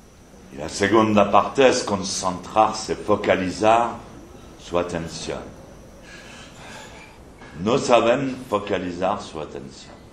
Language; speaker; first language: Spanish; non-native, fluent; French